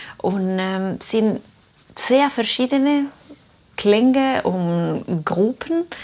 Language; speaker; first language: German; non-native, fluent; Spanish